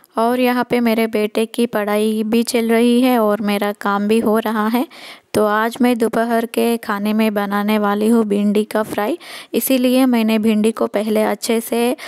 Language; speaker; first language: Hindi; non-native, local second language; Telugu